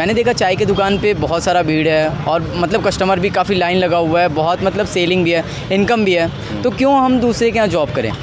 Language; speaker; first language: Hindi; native; Hindi